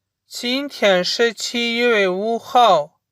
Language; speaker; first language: Chinese; non-native, fluent; Urdu